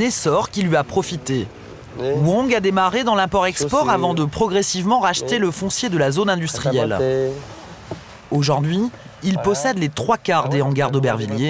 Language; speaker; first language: French; native; French